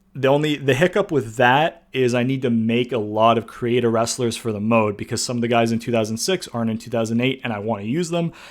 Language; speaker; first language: English; native; English